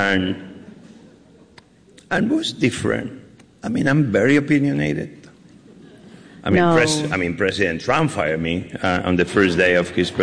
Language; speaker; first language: English; non-native, fluent; Spanish